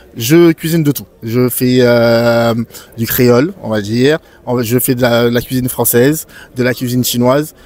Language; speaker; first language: French; native; French